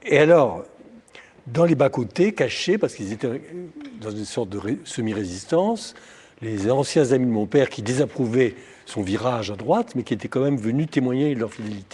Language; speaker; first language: French; native; French